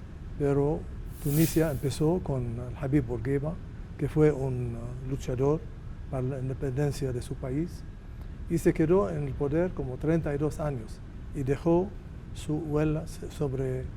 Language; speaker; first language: Spanish; non-native, fluent; Arabic